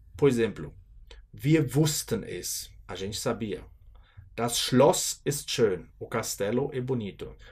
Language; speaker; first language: Portuguese; non-native, fluent; German